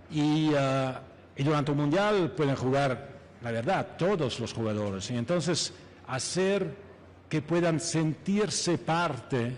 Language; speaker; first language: Spanish; non-native, fluent; Italian